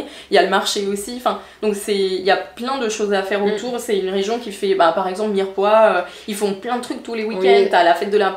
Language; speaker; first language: French; native; French